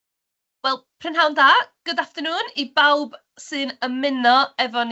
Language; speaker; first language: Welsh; native; Welsh